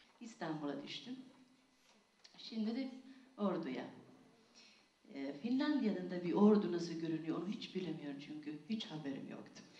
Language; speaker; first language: Turkish; non-native, fluent; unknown